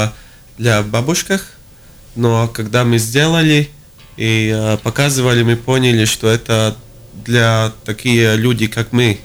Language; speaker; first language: Russian; non-native, local second language; Latvian